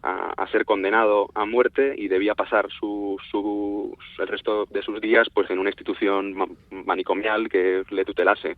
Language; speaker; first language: Spanish; native; Spanish